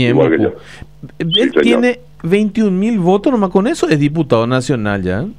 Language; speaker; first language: Spanish; native; Spanish